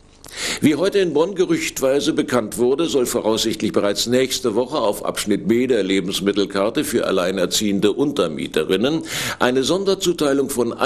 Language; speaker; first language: German; native; German